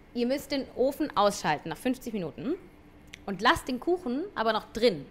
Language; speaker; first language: German; native; German